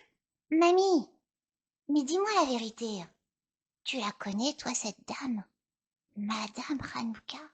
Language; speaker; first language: French; native; French